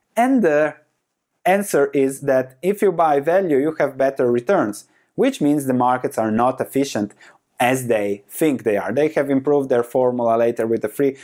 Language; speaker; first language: English; non-native, fluent; Croatian